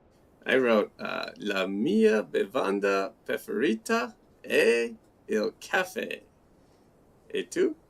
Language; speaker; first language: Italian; non-native, learner; English